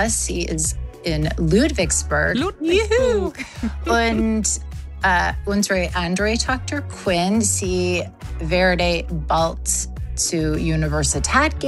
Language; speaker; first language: German; non-native, learner; English